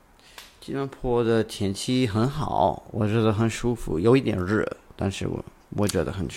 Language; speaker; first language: Chinese; non-native, learner; English